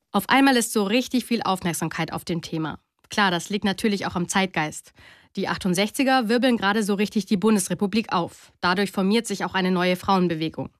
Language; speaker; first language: German; native; German